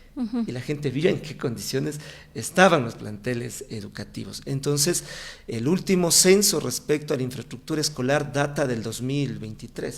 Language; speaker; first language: Spanish; native; Spanish